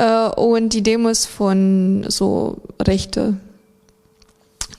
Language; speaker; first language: German; non-native, fluent; Ukrainian